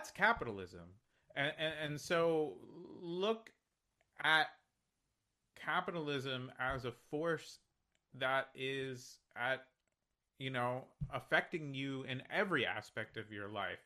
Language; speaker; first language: English; native; English